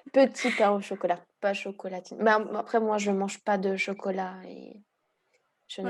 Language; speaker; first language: French; early bilingual, heritage; Hungarian